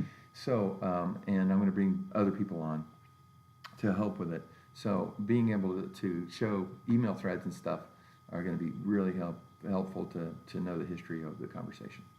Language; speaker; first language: English; native; English